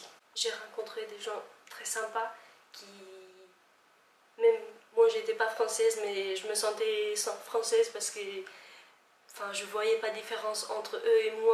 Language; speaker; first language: French; non-native, fluent; Albanian